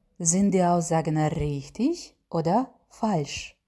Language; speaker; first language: German; non-native, learner; Ukrainian